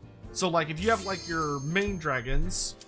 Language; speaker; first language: English; native; English